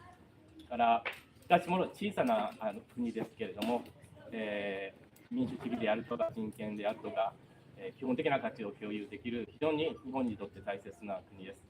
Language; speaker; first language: Japanese; native; Japanese